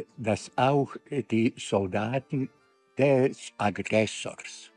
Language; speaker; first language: German; non-native, fluent; Bosnian